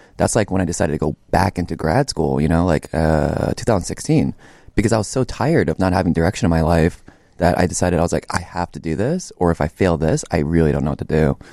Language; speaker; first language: English; native; English